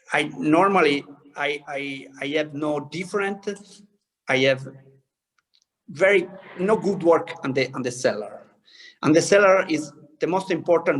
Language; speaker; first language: English; non-native, learner; Italian